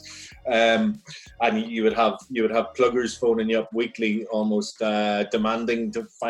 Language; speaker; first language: English; native; English